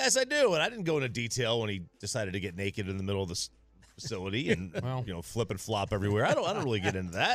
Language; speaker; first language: English; native; English